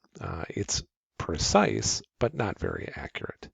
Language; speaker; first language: English; native; English